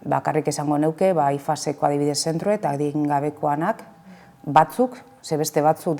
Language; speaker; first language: Basque; native; Basque